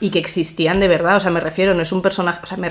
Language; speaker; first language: Spanish; native; Spanish